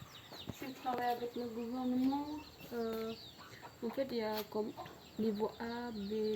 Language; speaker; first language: French; non-native, learner; Indonesian